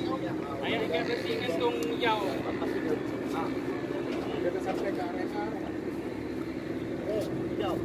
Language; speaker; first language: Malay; non-native, learner; Filipino